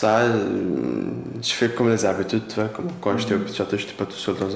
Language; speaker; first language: French; non-native, learner; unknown